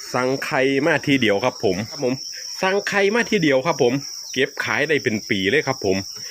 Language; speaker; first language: Thai; native; Thai